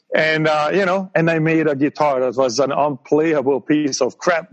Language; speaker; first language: English; non-native, fluent; Hungarian